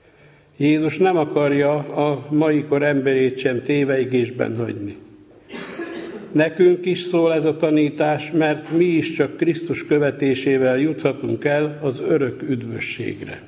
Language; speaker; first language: Hungarian; native; Hungarian